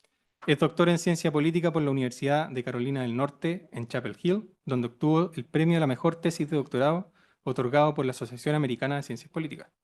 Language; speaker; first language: Spanish; native; Spanish